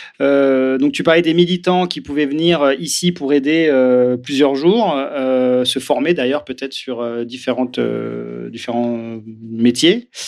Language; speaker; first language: French; native; French